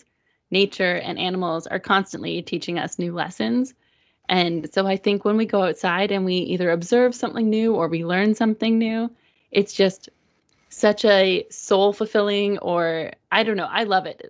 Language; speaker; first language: English; native; English